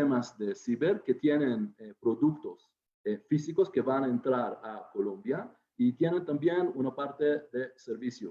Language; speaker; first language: Spanish; non-native, fluent; Hebrew